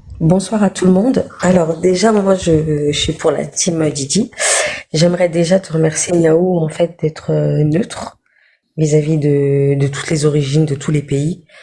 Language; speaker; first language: French; early bilingual, other home language; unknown